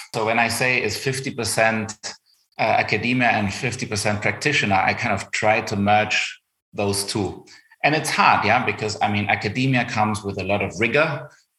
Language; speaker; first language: English; non-native, fluent; German